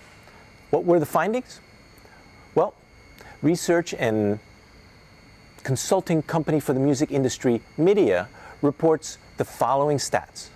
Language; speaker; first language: English; native; English